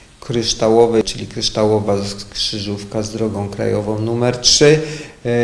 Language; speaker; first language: Polish; native; Polish